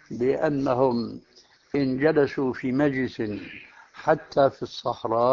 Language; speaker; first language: Arabic; early bilingual, other home language; Albanian